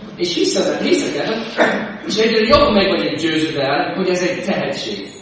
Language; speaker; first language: Hungarian; non-native, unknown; English